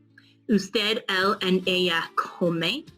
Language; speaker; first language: Spanish; non-native, fluent; English